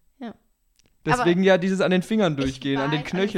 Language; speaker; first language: German; native; German